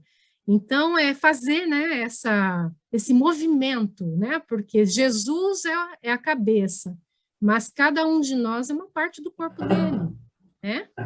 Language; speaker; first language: Portuguese; native; Portuguese